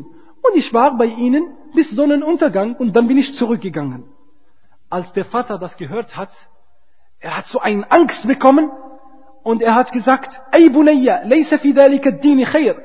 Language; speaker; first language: German; non-native, fluent; Arabic